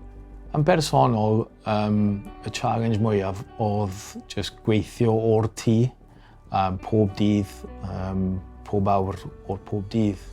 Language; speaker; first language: Welsh; non-native, local second language; English